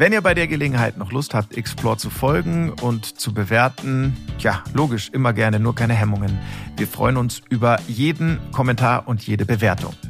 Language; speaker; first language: German; native; German